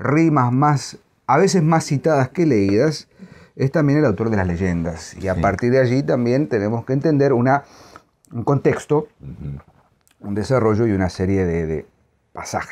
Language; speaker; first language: Spanish; native; Spanish